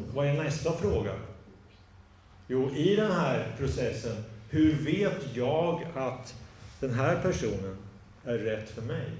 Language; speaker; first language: Swedish; native; Swedish